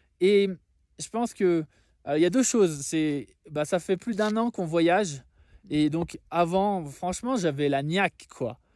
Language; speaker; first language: French; native; French